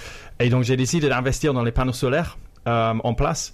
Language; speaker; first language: French; non-native, fluent; English